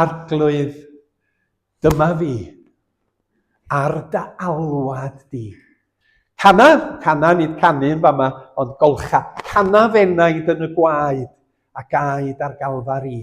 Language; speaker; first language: Welsh; native; Welsh